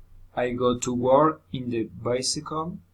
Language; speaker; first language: English; non-native, learner; Spanish